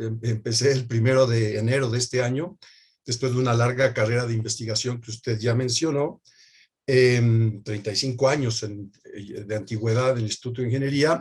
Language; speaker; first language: Spanish; native; Spanish